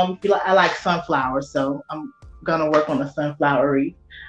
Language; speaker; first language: English; native; English